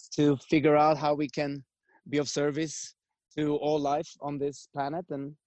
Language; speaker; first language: English; non-native, fluent; Swedish